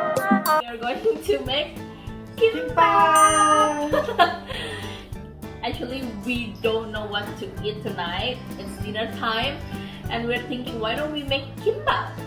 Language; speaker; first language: English; non-native, fluent; Indonesian